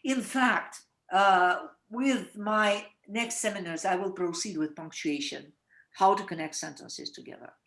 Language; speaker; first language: English; non-native, fluent; Russian